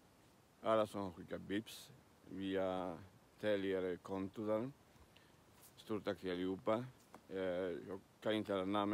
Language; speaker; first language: Swedish; non-native, learner; Spanish